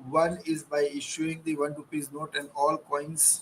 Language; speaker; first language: English; non-native, local second language; Gujarati